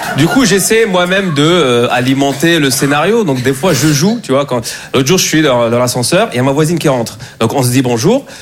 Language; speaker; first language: French; native; French